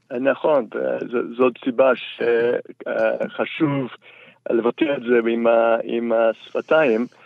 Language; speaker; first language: Hebrew; non-native, fluent; English